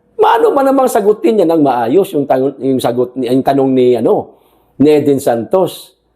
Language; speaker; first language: Filipino; non-native, local second language; Cebuano